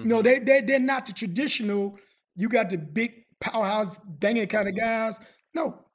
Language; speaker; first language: English; native; English